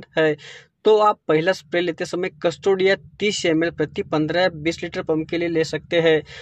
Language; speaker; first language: Hindi; non-native, local second language; Marathi